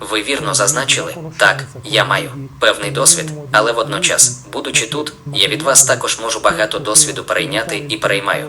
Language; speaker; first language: Ukrainian; non-native, fluent; Italian